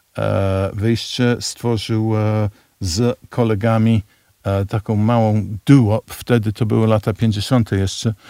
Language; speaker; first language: Polish; non-native, fluent; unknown